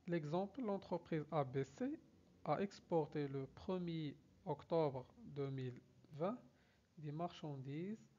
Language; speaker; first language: French; non-native, local second language; Arabic